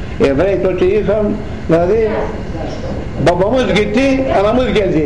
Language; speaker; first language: Greek; native; Greek